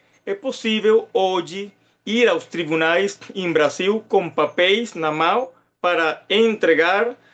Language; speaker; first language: Portuguese; non-native, fluent; Spanish